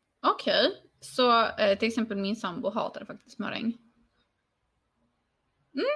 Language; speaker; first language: Swedish; non-native, fluent; Polish